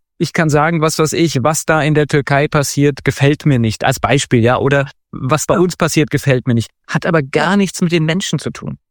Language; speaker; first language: German; native; German